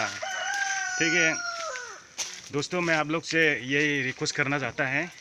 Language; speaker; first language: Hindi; non-native, local second language; Bodo